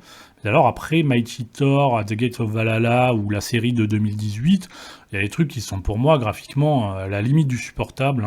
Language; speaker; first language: French; native; French